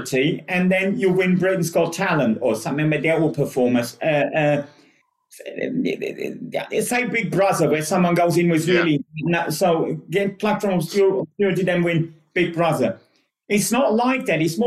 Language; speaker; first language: English; non-native, fluent; German